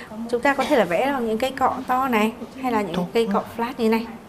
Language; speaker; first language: Vietnamese; native; Vietnamese